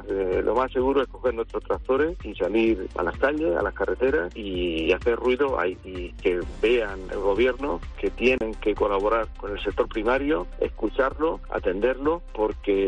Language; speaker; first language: Spanish; native; Spanish